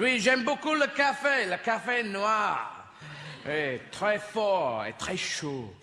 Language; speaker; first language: French; non-native, fluent; English